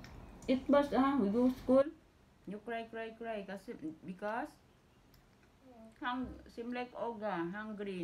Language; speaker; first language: English; non-native, learner; Filipino